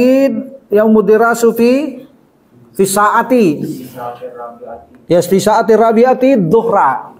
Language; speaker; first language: Arabic; non-native, fluent; Filipino